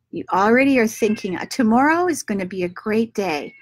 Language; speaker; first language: English; native; English